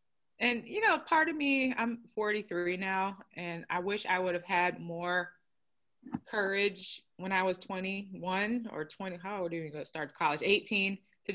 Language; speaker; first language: English; native; English